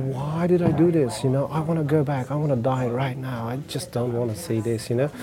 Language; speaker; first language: English; non-native, fluent; Persian